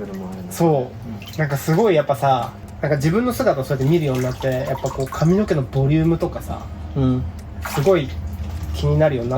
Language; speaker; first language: Japanese; native; Japanese